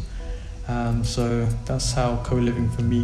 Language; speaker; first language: English; native; English